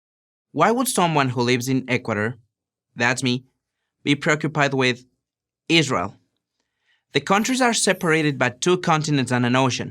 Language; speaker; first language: English; non-native, fluent; Spanish